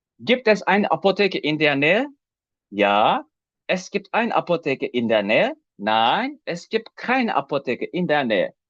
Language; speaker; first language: German; non-native, fluent; Turkish